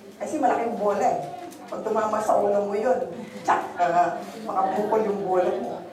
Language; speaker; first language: Filipino; non-native, local second language; Bikol